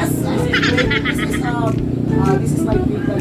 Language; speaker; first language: English; non-native, learner; Filipino